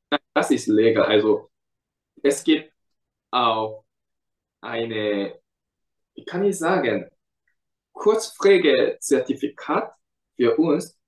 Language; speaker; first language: German; non-native, fluent; Korean